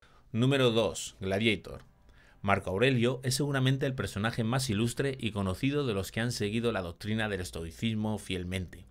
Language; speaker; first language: Spanish; native; Spanish